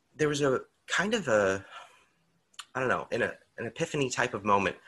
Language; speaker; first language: English; native; English